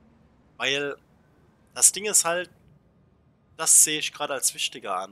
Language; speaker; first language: German; native; German